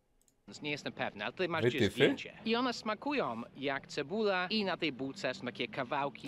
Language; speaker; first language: Polish; non-native, fluent; English